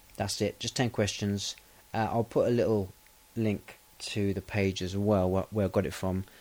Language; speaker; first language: English; native; English